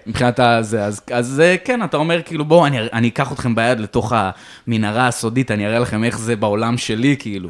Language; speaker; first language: Hebrew; native; Hebrew